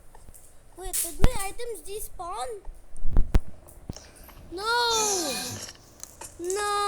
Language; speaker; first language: English; non-native, local second language; Filipino